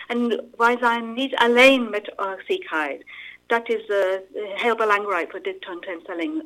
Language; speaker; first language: Dutch; non-native, learner; English